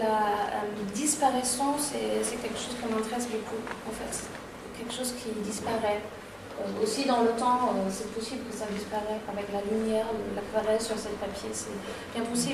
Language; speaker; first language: French; non-native, fluent; German